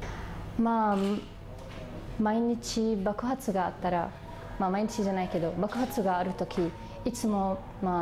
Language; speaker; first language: Japanese; non-native, fluent; Arabic